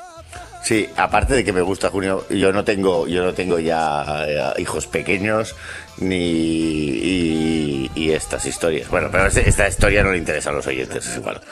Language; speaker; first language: Spanish; native; Spanish